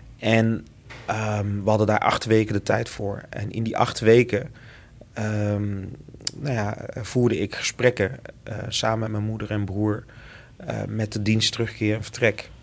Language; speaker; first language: Dutch; early bilingual, other home language; Lingala